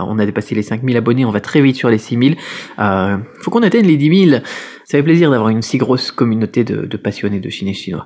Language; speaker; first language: French; native; French